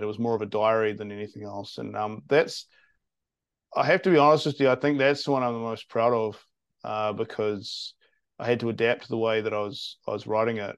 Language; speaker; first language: English; native; English